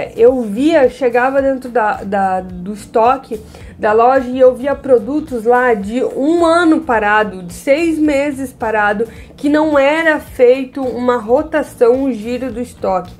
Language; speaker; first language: Portuguese; native; Portuguese